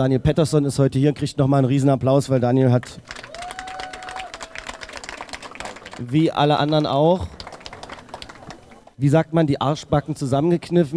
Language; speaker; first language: German; native; German